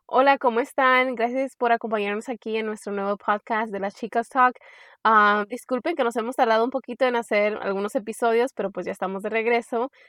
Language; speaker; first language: Spanish; early bilingual, heritage; Spanish